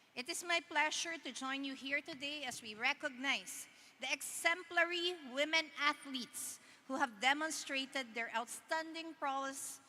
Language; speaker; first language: English; non-native, local second language; Filipino